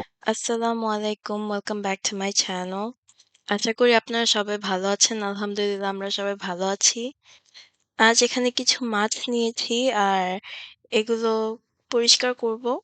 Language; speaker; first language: Bangla; early bilingual, heritage; Bangla